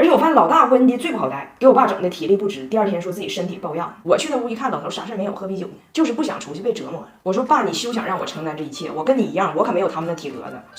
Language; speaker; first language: Chinese; native; Chinese